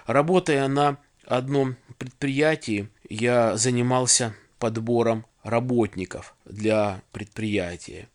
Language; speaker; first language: Russian; native; Russian